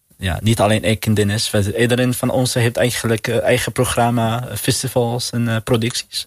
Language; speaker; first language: Dutch; non-native, learner; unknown